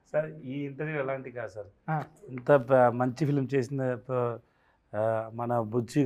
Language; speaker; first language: Telugu; non-native, learner; Tamil